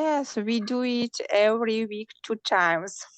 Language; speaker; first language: English; non-native, learner; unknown